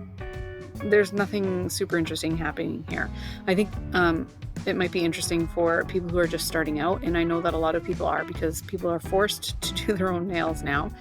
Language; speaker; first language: English; native; English